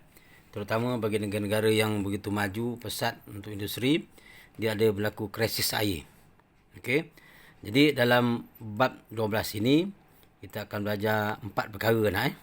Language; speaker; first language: Malay; native; Malay